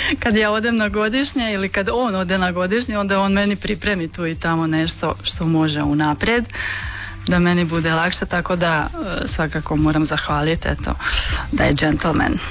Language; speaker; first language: Croatian; non-native, local second language; Hungarian